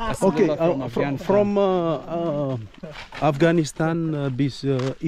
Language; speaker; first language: German; non-native, learner; Fijian